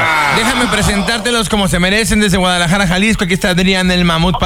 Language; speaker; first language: Spanish; native; Spanish